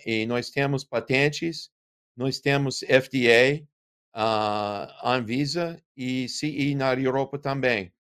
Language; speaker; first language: Portuguese; non-native, learner; English